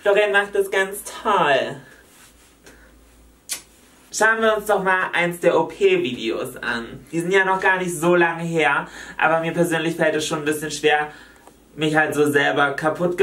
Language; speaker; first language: German; native; German